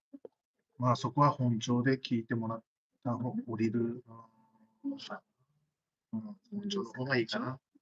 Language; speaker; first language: Japanese; native; Japanese